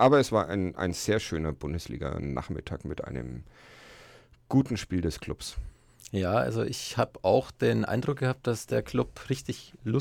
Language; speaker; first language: German; native; German